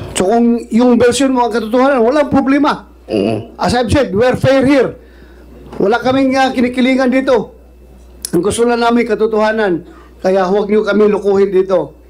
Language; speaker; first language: Filipino; non-native, local second language; Cebuano